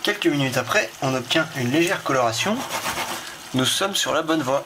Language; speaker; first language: French; native; French